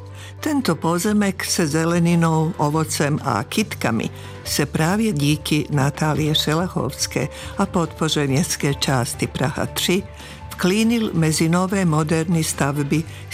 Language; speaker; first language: Czech; non-native, fluent; Serbian